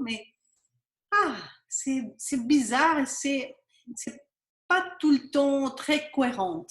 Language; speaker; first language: French; non-native, fluent; Spanish